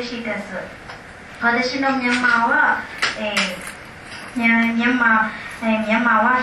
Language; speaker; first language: Japanese; non-native, learner; Burmese